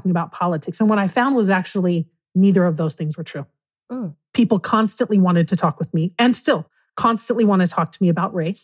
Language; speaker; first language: English; native; English